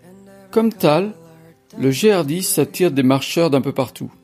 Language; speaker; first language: French; native; French